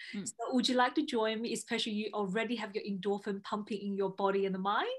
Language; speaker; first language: English; non-native, fluent; Chinese